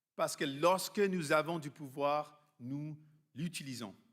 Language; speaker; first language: French; non-native, fluent; English